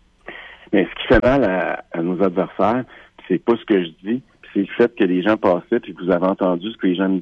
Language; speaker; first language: French; native; French